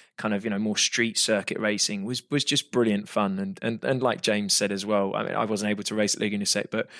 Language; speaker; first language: English; native; English